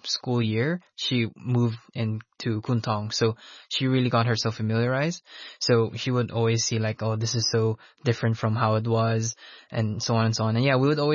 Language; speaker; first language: English; non-native, local second language; Filipino